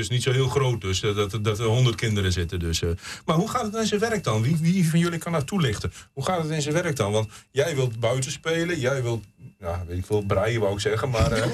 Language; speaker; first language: Dutch; native; Dutch